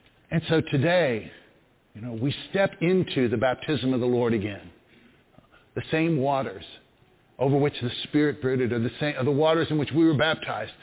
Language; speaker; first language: English; native; English